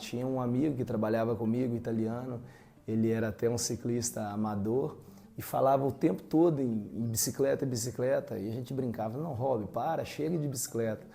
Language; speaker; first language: Portuguese; native; Portuguese